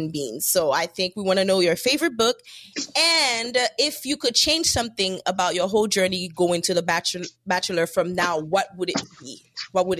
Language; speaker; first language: English; non-native, fluent; French